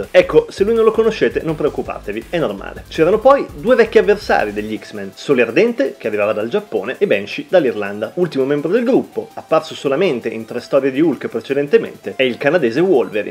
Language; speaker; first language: Italian; native; Italian